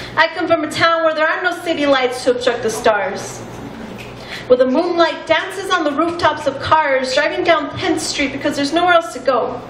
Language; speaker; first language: English; native; English